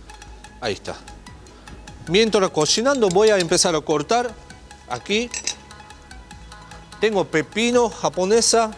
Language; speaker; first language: Spanish; non-native, learner; Japanese